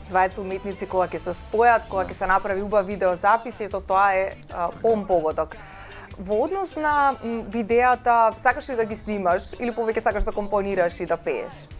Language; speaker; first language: Macedonian; native; Macedonian